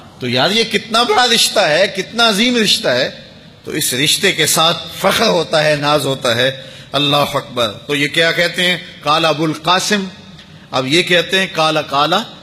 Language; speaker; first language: Urdu; native; Urdu